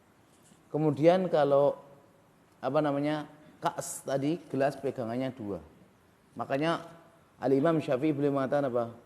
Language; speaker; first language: Indonesian; native; Indonesian